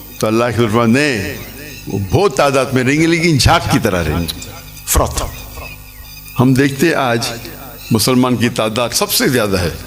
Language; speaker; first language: Urdu; non-native, local second language; English